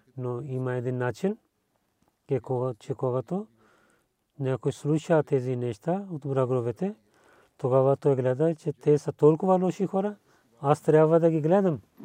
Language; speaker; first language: Bulgarian; non-native, learner; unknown